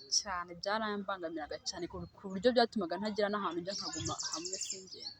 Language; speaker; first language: Kinyarwanda; native; Kinyarwanda